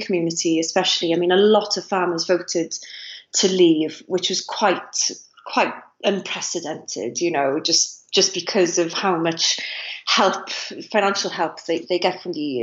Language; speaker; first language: English; non-native, local second language; Welsh